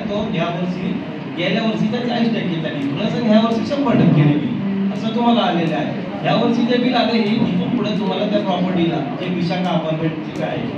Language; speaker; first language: Marathi; native; Marathi